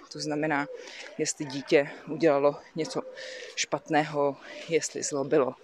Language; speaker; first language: Czech; native; Czech